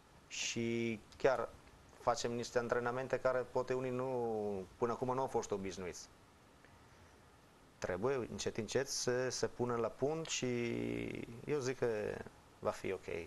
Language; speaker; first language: Romanian; non-native, fluent; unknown